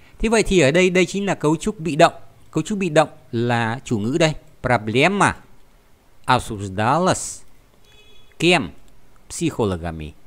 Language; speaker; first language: Vietnamese; native; Vietnamese